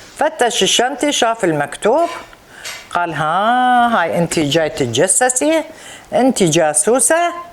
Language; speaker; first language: Arabic; native; Arabic